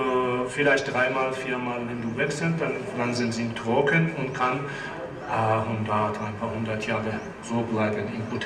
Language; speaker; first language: German; non-native, fluent; Persian